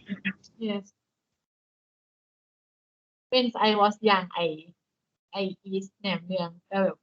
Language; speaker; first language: English; non-native, learner; Thai